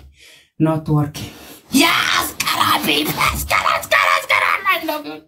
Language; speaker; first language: English; non-native, learner; Amharic